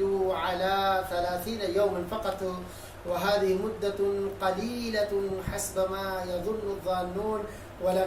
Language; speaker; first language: Arabic; non-native, fluent; Urdu